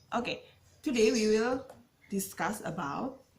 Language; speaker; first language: English; non-native, fluent; Indonesian